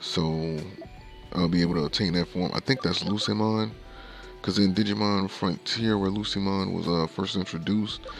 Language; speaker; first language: English; native; English